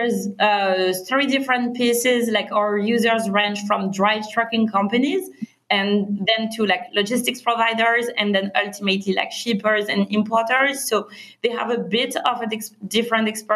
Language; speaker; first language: English; non-native, fluent; French